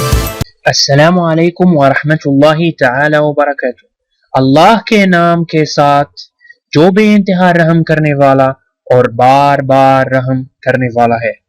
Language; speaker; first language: Hindi; non-native, learner; Arabic